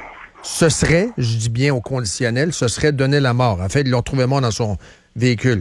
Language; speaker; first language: French; native; French